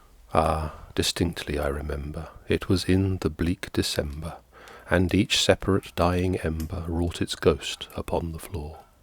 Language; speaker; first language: English; native; English